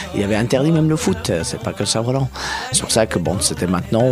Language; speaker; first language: French; non-native, fluent; Persian